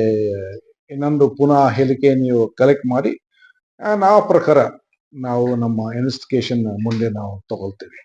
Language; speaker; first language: Kannada; non-native, learner; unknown